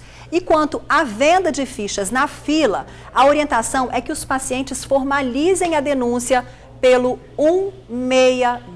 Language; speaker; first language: Portuguese; native; Portuguese